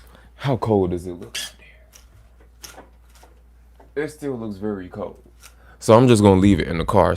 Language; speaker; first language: English; native; English